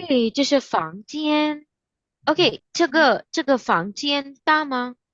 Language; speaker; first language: Chinese; non-native, fluent; Hindi